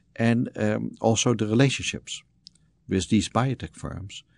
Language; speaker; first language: English; non-native, fluent; Dutch